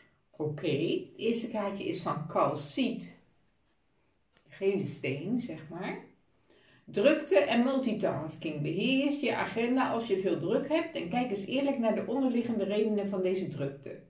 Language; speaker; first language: Dutch; native; Dutch